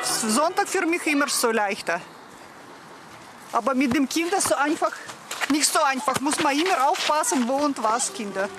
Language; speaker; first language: German; non-native, learner; Russian